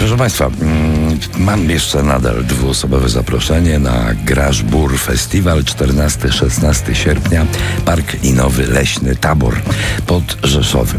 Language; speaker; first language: Polish; native; Polish